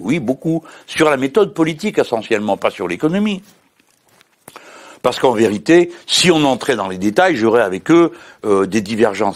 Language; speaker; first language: French; native; French